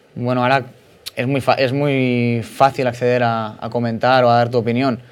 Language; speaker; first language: Spanish; native; Spanish